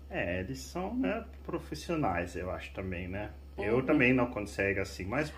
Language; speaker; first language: Portuguese; non-native, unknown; German